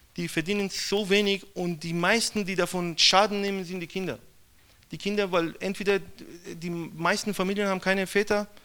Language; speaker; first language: German; non-native, fluent; Persian